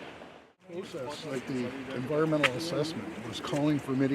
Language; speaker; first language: English; native; English